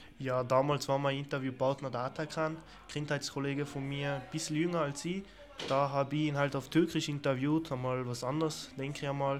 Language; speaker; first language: German; early bilingual, other home language; Turkish